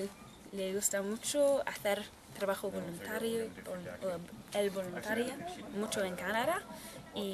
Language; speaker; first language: Spanish; non-native, fluent; English